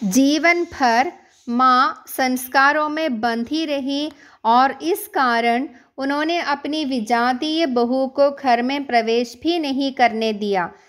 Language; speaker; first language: Hindi; non-native, local second language; Malayalam